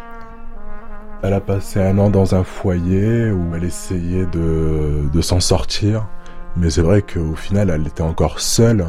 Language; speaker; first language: French; early bilingual, other home language; Arabic